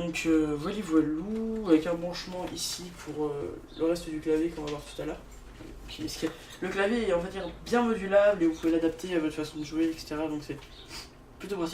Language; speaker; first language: French; native; French